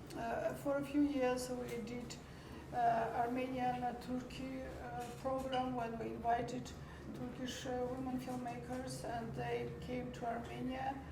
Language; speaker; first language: English; non-native, learner; Armenian